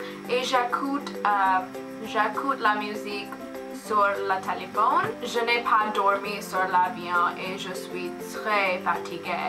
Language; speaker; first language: French; non-native, learner; English